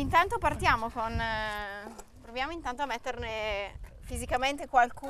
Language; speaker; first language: Italian; native; Italian